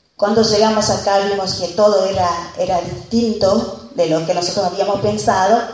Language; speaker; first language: Spanish; non-native, fluent; Haitian Creole